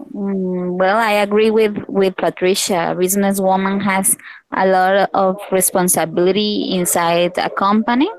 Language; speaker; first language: English; non-native, learner; Spanish